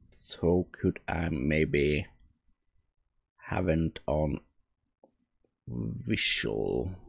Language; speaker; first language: English; non-native, fluent; Norwegian